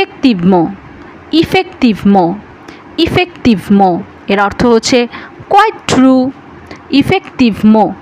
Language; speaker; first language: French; non-native, learner; Bangla